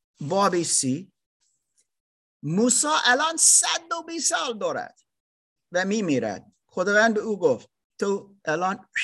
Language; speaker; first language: Persian; non-native, learner; German